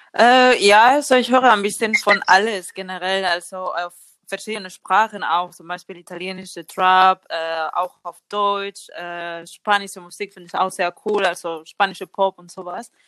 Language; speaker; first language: German; non-native, learner; Spanish